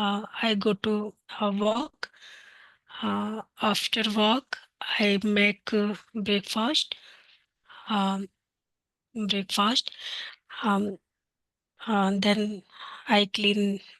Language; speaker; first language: English; non-native, learner; Hindi